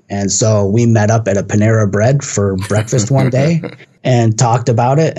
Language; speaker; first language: English; native; English